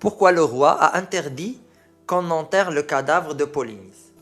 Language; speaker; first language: French; non-native, local second language; Arabic